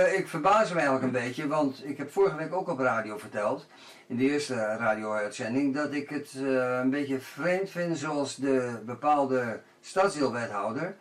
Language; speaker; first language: Dutch; native; Dutch